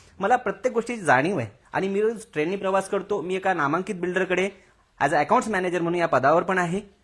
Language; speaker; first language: Marathi; native; Marathi